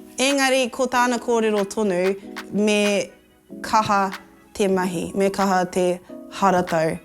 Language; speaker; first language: Māori; non-native, local second language; English